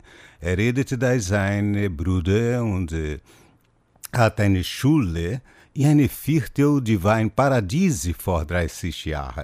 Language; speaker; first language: German; non-native, fluent; Portuguese